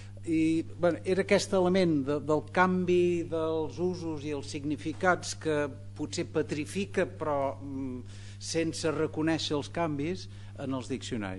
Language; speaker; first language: Catalan; non-native, fluent; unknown